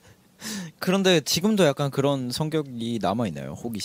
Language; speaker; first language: Korean; native; Korean